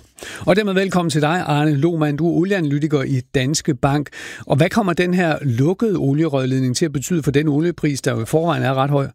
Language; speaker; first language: Danish; native; Danish